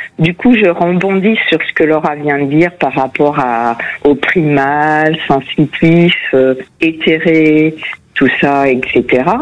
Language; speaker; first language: French; non-native, fluent; Portuguese